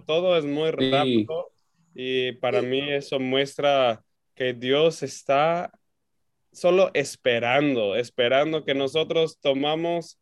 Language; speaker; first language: Spanish; non-native, fluent; English